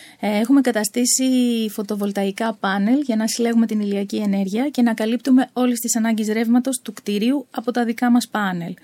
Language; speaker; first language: Greek; native; Greek